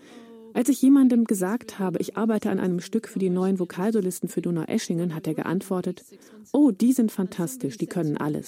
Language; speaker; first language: German; native; German